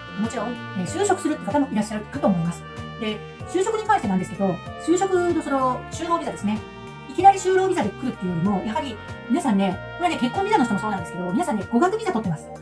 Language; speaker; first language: Japanese; native; Japanese